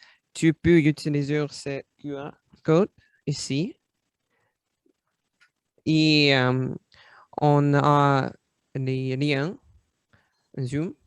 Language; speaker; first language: French; non-native, learner; Russian